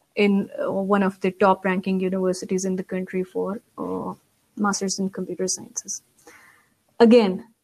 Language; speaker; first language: English; non-native, local second language; Urdu